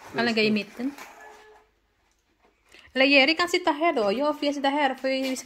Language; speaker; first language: Swedish; non-native, learner; Indonesian